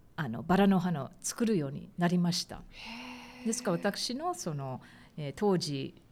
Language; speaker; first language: Japanese; early bilingual, heritage; Japanese